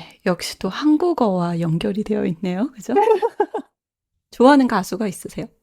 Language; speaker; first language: Korean; native; Korean